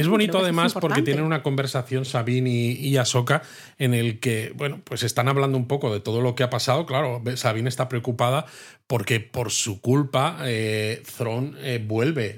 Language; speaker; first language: Spanish; native; Spanish